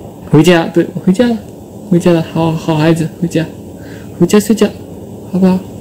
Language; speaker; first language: Chinese; non-native, fluent; Thai